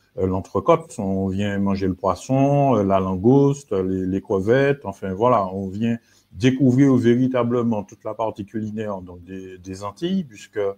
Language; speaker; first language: French; native; French